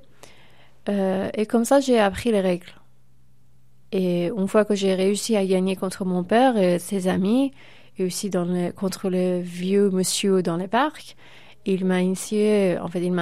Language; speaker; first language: French; non-native, fluent; Persian